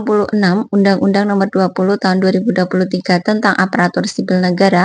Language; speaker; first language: Indonesian; native; Indonesian